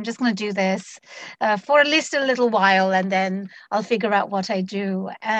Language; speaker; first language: English; native; English